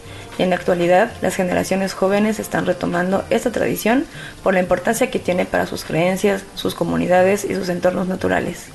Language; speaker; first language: Spanish; native; Spanish